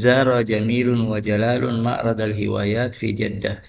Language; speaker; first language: Arabic; non-native, fluent; Indonesian